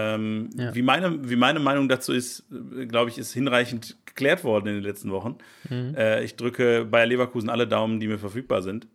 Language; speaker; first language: German; native; German